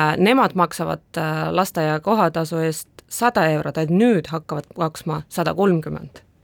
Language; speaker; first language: Estonian; non-native, local second language; Russian